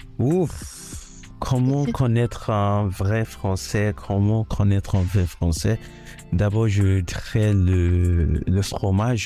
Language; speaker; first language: French; non-native, fluent; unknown